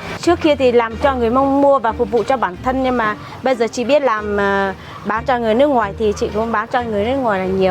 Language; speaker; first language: Vietnamese; non-native, local second language; Hmong